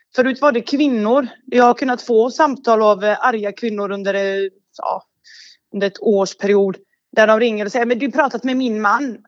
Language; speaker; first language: Swedish; early bilingual, other home language; Bosnian